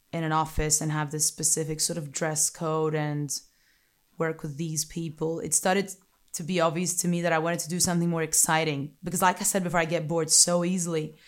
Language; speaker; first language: English; non-native, fluent; Greek